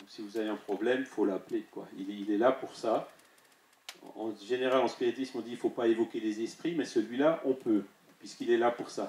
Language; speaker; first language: French; native; French